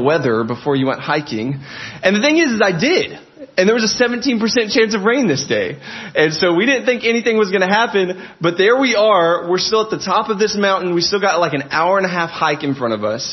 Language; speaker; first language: English; native; English